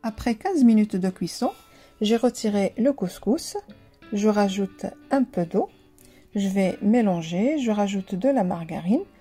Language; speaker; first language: French; non-native, local second language; Arabic